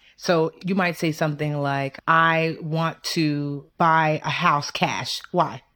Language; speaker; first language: English; early bilingual, other home language; Yoruba